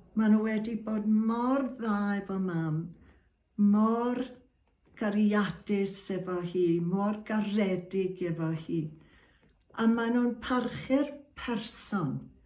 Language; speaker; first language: Welsh; native; Welsh